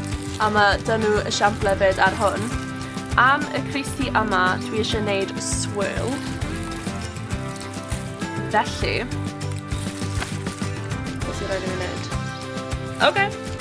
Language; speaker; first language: Welsh; non-native, local second language; English